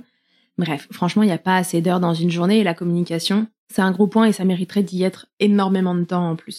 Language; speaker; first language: French; native; French